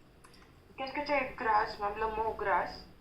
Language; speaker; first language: French; non-native, learner; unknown